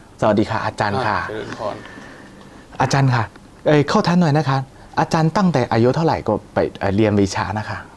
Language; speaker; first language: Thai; non-native, fluent; Chinese